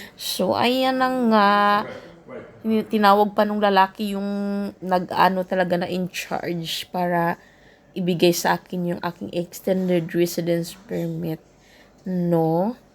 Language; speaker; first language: Filipino; native; Filipino